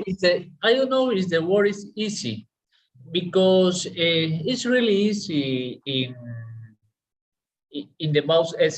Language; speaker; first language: English; non-native, learner; Spanish